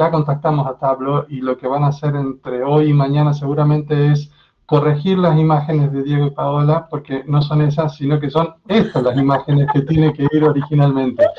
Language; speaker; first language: Spanish; native; Spanish